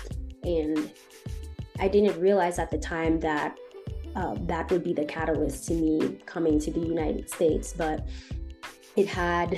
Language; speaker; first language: English; non-native, fluent; Haitian Creole